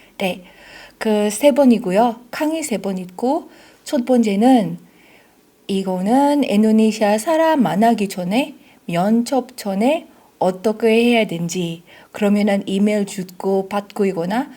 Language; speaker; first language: Korean; non-native, fluent; Indonesian